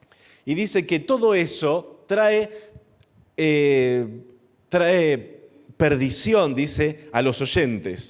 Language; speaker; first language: Spanish; native; Spanish